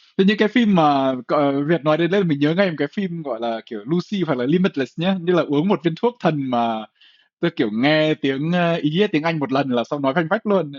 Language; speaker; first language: Vietnamese; native; Vietnamese